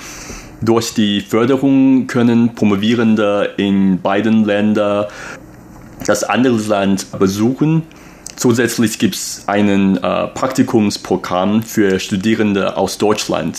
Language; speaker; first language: German; non-native, fluent; Chinese